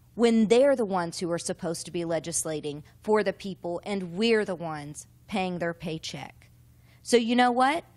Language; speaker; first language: English; native; English